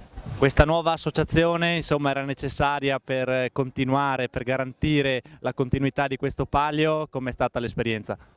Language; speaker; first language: Italian; native; Italian